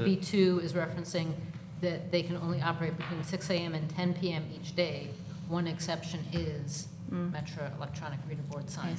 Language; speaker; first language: English; native; English